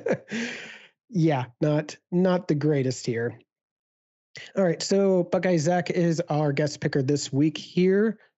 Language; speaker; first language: English; native; English